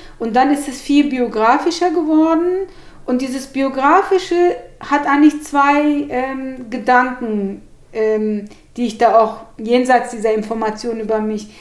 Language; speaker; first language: German; early bilingual, other home language; Turkish